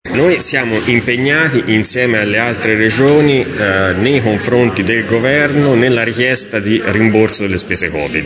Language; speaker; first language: Italian; native; Italian